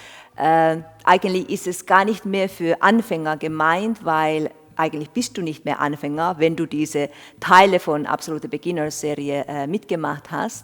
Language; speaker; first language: German; non-native, fluent; Finnish